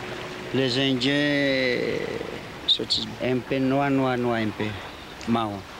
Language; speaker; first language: French; non-native, local second language; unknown